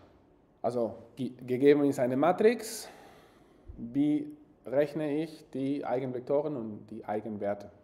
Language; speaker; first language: German; non-native, fluent; Spanish